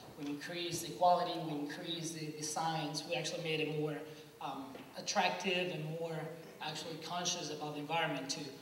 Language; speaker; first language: English; non-native, fluent; Spanish